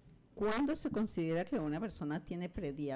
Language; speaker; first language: Spanish; native; Spanish